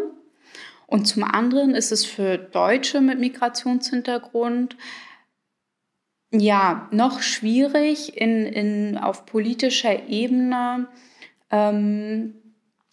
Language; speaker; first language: German; early bilingual, other home language; Arabic